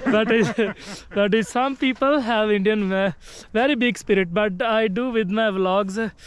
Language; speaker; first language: English; non-native, learner; Punjabi